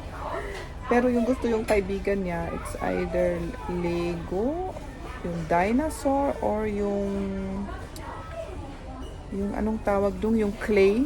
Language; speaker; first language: Filipino; native; Filipino